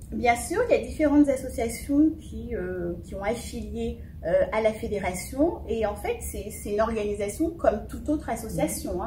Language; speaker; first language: French; early bilingual, other home language; Fon